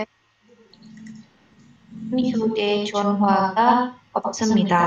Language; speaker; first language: Korean; non-native, learner; Indonesian